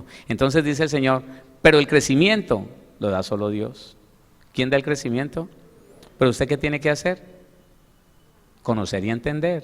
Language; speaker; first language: Spanish; native; Spanish